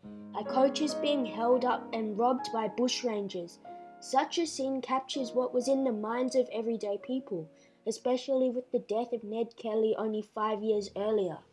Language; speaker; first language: English; native; English